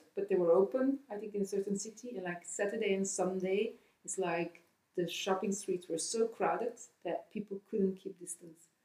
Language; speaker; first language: English; non-native, fluent; Dutch